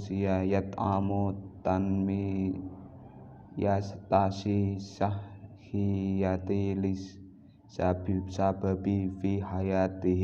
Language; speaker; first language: Arabic; non-native, learner; Indonesian